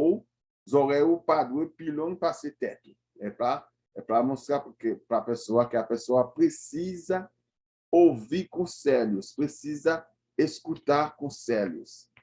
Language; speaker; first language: Portuguese; non-native, fluent; Haitian Creole